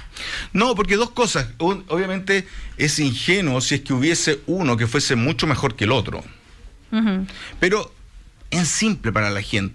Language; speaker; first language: Spanish; native; Spanish